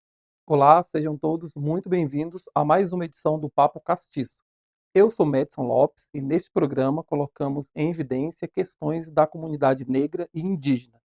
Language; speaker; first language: Portuguese; native; Portuguese